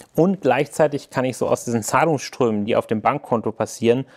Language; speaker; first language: German; native; German